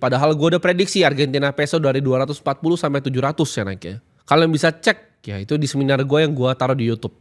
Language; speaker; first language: Indonesian; native; Indonesian